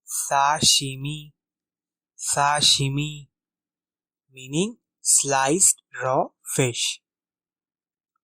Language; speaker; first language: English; non-native, local second language; Hindi